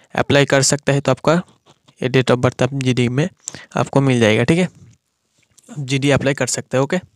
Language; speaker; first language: Hindi; non-native, local second language; Bangla